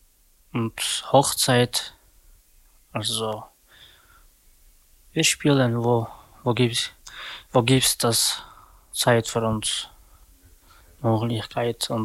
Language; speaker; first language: German; non-native, learner; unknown